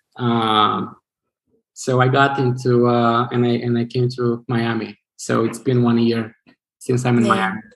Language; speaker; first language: English; non-native, fluent; Romanian